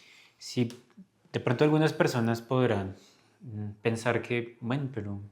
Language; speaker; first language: Spanish; native; Spanish